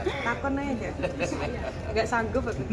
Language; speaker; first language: Indonesian; native; Indonesian